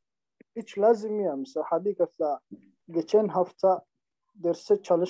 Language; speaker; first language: Turkish; non-native, learner; Somali